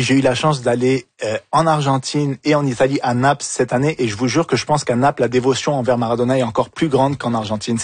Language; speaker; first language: French; native; French